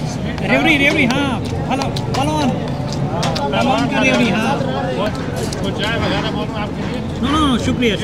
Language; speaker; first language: Hindi; non-native, learner; Bangla